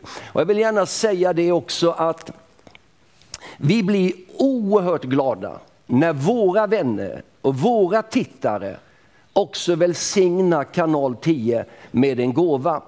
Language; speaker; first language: Swedish; native; Swedish